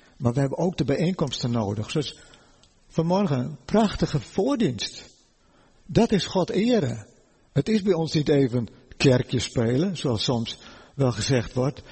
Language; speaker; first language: Dutch; native; Dutch